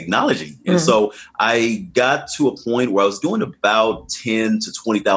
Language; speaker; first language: English; native; English